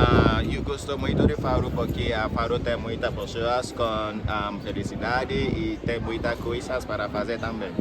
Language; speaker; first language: Portuguese; non-native, learner; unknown